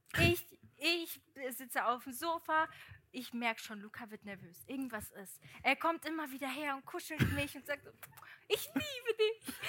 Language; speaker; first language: German; early bilingual, other home language; Portuguese